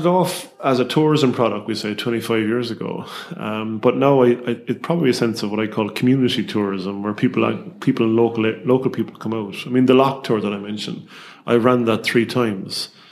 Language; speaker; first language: English; native; English